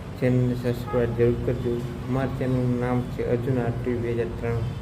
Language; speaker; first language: Gujarati; non-native, local second language; Rathawi